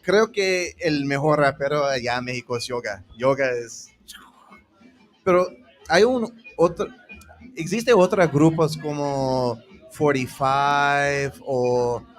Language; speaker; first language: Spanish; early bilingual, heritage; English